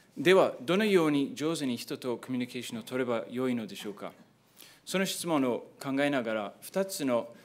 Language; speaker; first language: Japanese; non-native, fluent; English